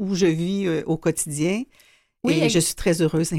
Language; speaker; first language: French; native; French